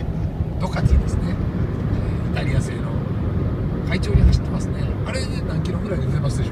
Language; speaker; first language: Japanese; native; Japanese